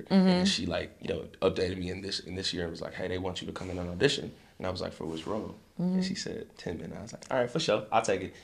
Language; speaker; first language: English; native; English